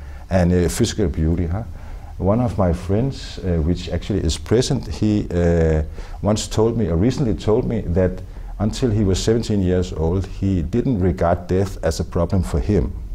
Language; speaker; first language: English; non-native, fluent; Danish